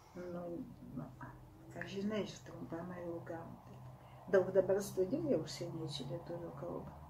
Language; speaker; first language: Lithuanian; non-native, local second language; Polish